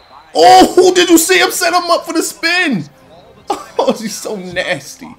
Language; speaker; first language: English; native; English